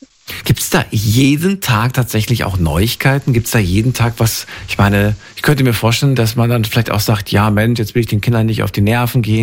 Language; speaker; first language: German; native; German